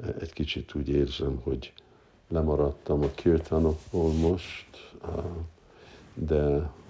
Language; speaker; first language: Hungarian; early bilingual, heritage; Hungarian